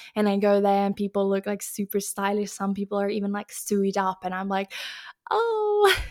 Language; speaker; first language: English; non-native, fluent; Finnish